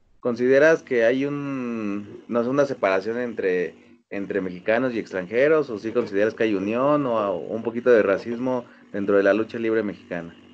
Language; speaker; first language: Spanish; native; Spanish